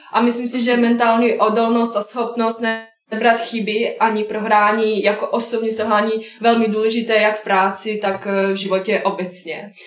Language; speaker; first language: Czech; non-native, fluent; Bosnian